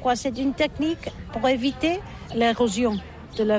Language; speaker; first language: French; non-native, learner; Catalan